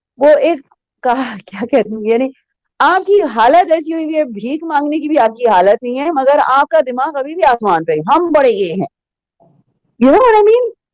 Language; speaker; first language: Hindi; native; Hindi